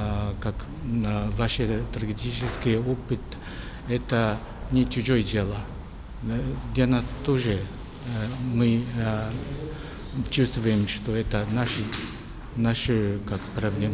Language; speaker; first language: Russian; non-native, learner; Japanese